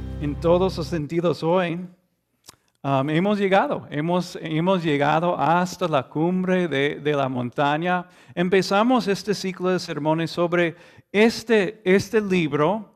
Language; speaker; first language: Spanish; non-native, fluent; English